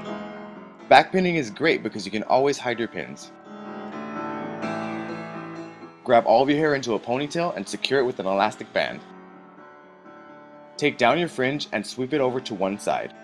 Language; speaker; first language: English; native; English